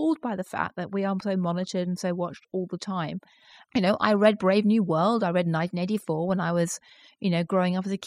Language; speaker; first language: English; native; English